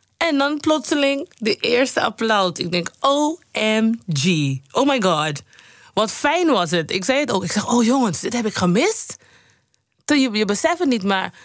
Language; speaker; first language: Dutch; non-native, local second language; Papiamento